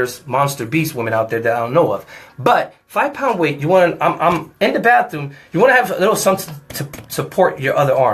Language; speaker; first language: English; native; English